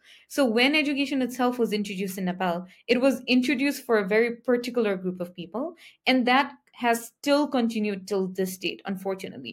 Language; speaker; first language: English; non-native, local second language; Nepali